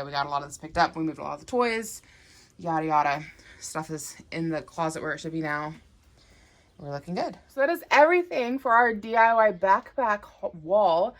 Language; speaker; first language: English; native; English